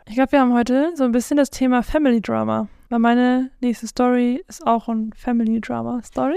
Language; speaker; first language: German; non-native, fluent; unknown